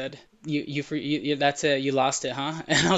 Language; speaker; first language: English; early bilingual, other home language; Arabic